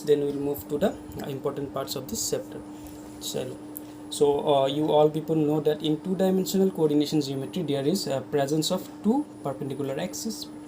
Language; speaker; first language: English; non-native, local second language; Hindi